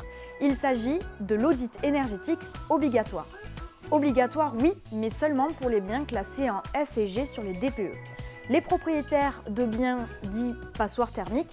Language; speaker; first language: French; native; French